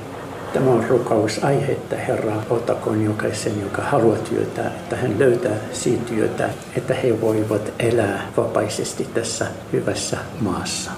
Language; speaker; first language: Finnish; non-native, learner; Arabic